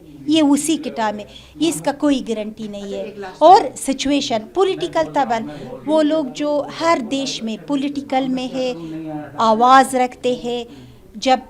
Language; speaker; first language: Hindi; non-native, learner; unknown